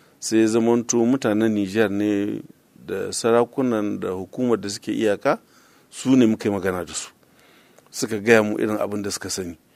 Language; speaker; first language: Hausa; native; Hausa